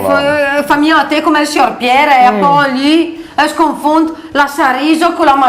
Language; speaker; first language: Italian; native; Italian